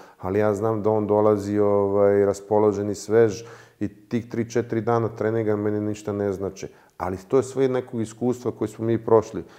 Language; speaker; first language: Serbian; native; Serbian